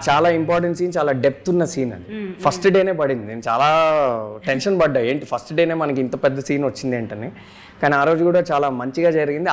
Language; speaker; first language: Telugu; native; Telugu